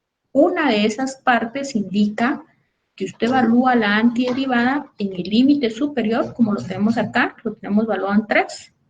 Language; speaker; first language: Spanish; native; Spanish